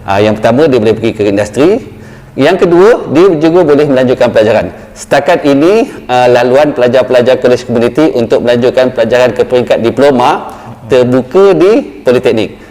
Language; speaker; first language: Malay; native; Malay